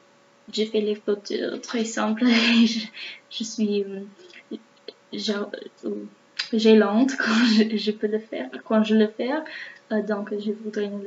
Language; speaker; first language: French; non-native, learner; English